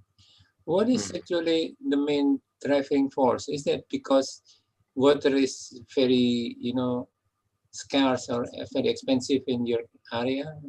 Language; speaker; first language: English; non-native, fluent; Indonesian